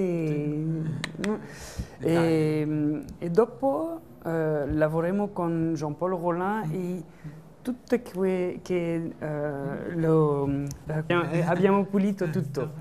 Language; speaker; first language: Italian; non-native, learner; French